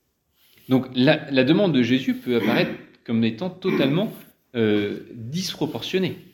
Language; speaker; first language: French; native; French